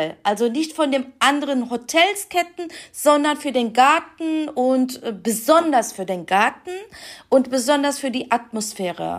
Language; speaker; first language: German; non-native, fluent; Turkish